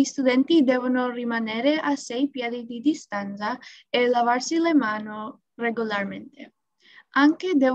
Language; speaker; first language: Italian; non-native, learner; English